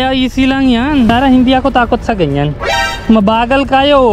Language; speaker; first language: Filipino; non-native, learner; Punjabi